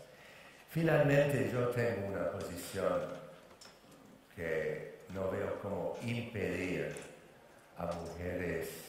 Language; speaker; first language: Spanish; non-native, fluent; English